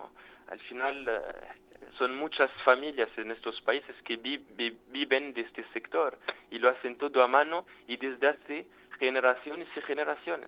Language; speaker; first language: Spanish; non-native, fluent; French